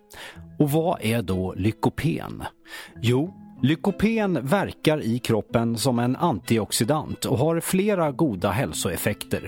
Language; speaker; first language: Swedish; native; Swedish